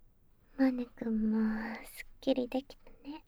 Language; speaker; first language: Japanese; native; Japanese